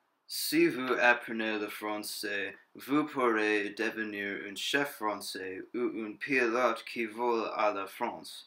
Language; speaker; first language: French; non-native, learner; English